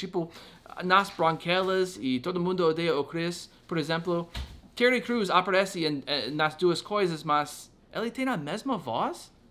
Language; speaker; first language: Portuguese; non-native, fluent; English